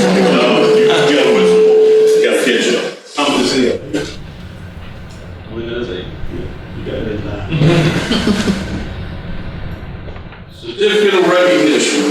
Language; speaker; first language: English; native; English